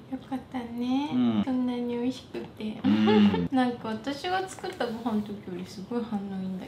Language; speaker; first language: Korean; non-native, learner; Japanese